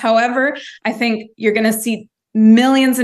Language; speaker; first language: English; native; English